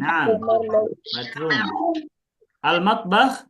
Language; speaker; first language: Arabic; non-native, fluent; Indonesian